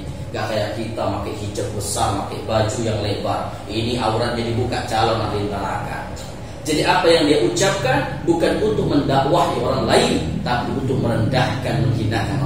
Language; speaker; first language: Indonesian; native; Indonesian